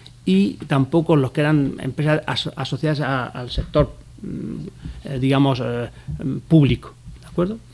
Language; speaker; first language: Spanish; native; Spanish